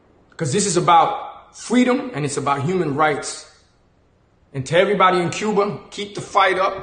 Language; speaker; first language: English; early bilingual, other home language; Spanish